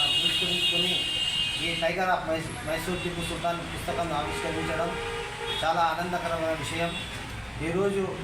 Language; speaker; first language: Telugu; non-native, local second language; Urdu